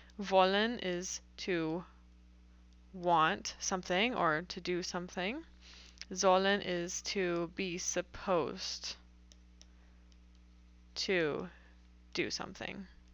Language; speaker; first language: English; native; English